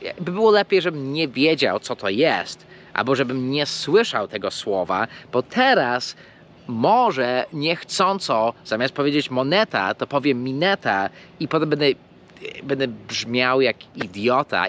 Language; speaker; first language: Polish; early bilingual, heritage; English